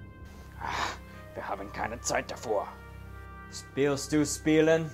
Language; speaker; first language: German; non-native, learner; English